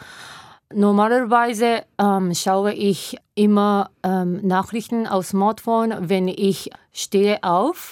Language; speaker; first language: German; non-native, learner; Japanese